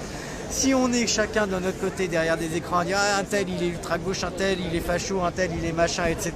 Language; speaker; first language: French; native; French